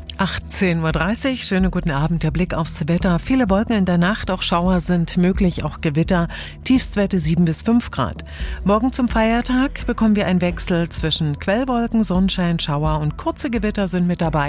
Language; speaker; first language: German; native; German